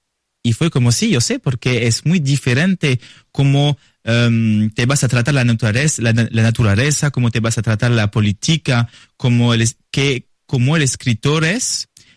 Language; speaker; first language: Spanish; non-native, learner; French